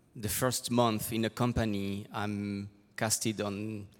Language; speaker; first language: English; non-native, fluent; French